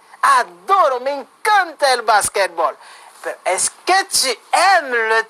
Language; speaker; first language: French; non-native, fluent; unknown